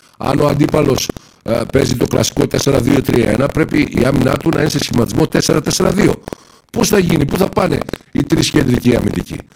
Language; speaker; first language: Greek; native; Greek